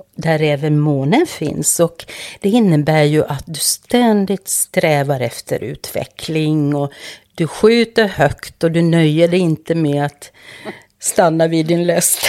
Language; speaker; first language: Swedish; native; Swedish